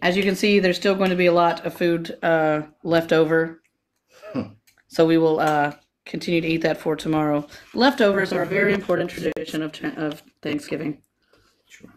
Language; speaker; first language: English; native; English